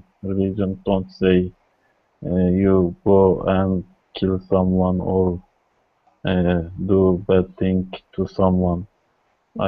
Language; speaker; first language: English; non-native, learner; Kurdish